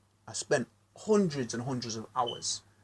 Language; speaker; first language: English; native; English